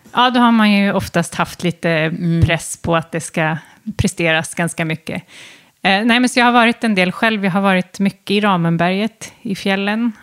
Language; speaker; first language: Swedish; native; Swedish